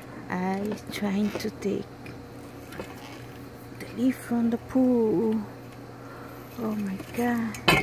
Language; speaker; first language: English; non-native, learner; Spanish